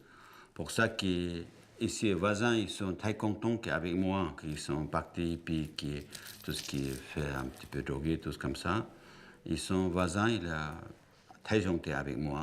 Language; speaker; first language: French; non-native, learner; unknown